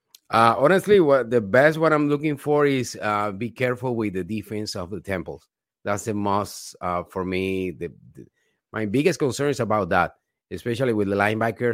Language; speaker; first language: English; non-native, fluent; Spanish